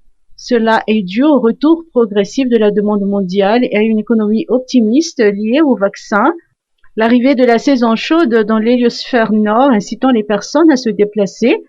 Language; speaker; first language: French; non-native, local second language; Malagasy